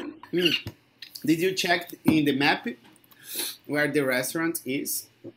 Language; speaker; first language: English; non-native, fluent; Portuguese